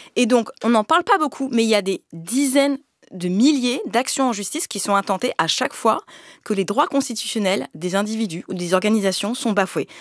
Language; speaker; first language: French; native; French